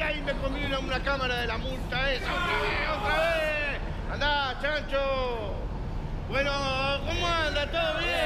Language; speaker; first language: Spanish; native; Spanish